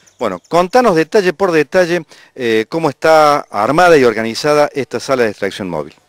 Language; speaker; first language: Spanish; native; Spanish